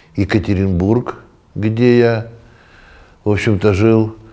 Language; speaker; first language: Russian; native; Russian